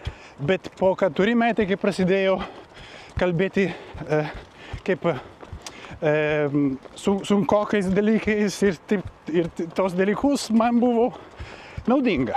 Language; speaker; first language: Lithuanian; non-native, learner; Italian